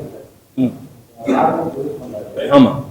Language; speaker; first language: Tamil; native; Tamil